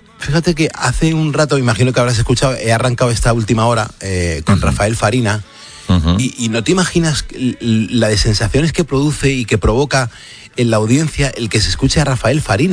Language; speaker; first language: Spanish; native; Spanish